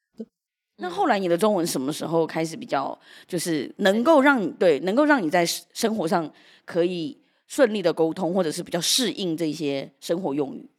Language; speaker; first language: Chinese; early bilingual, heritage; Chinese